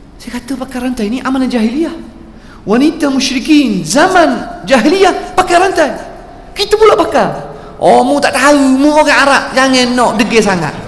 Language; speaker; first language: Malay; non-native, fluent; Arabic